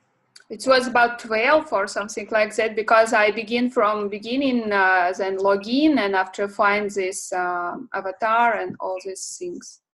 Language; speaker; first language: English; non-native, learner; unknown